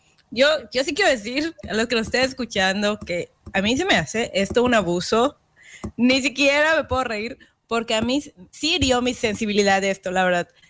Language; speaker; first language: Spanish; native; Spanish